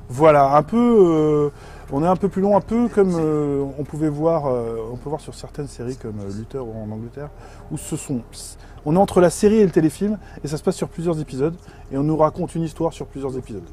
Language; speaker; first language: French; native; French